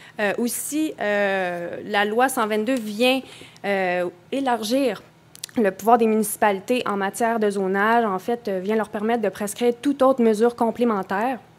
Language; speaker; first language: French; native; French